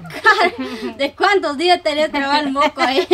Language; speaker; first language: Spanish; native; Spanish